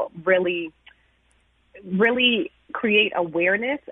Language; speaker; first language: English; native; English